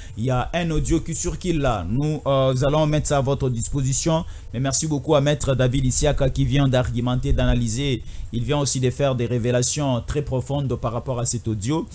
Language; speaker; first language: French; non-native, local second language; Lingala